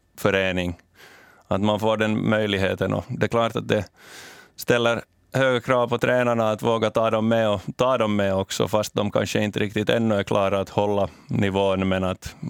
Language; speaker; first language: Swedish; native; Swedish